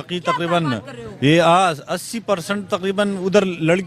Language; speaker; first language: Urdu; non-native, local second language; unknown